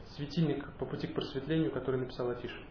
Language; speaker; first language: Russian; native; Russian